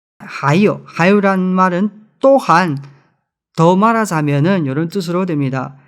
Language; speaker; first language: Korean; non-native, fluent; Chinese